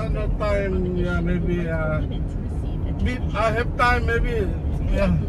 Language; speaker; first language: English; non-native, local second language; Malay